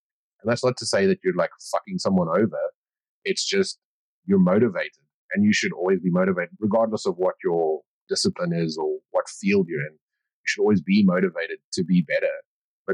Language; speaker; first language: English; native; English